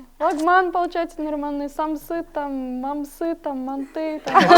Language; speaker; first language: Russian; non-native, fluent; English